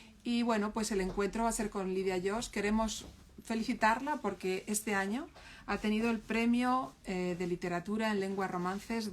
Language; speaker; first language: Spanish; native; Spanish